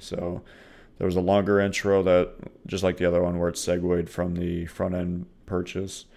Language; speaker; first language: English; native; English